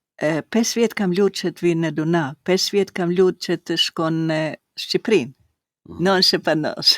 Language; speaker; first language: Albanian; non-native, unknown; Croatian